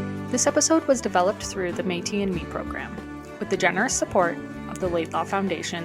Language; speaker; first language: English; native; English